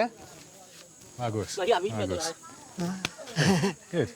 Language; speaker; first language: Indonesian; non-native, learner; English